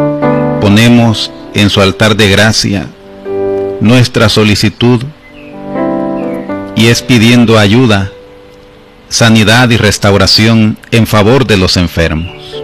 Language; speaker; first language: Spanish; native; Spanish